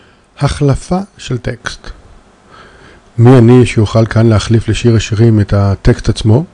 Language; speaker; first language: Hebrew; native; Hebrew